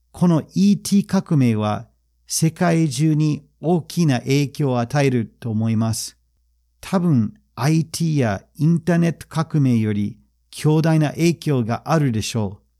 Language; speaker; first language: Japanese; non-native, fluent; English